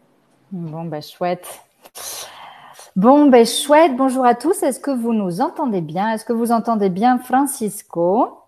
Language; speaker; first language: French; native; French